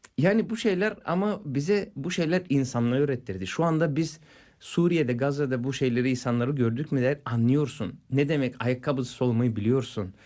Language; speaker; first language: Turkish; non-native, fluent; Bulgarian